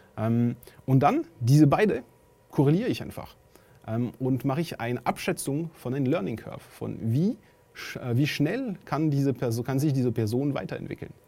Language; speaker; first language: German; non-native, fluent; French